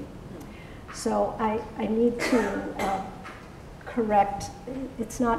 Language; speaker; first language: English; native; English